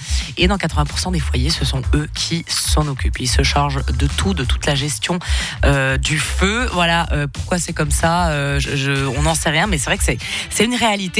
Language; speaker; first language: French; native; French